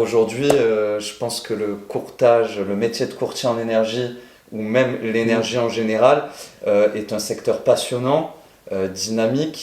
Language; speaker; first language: French; native; French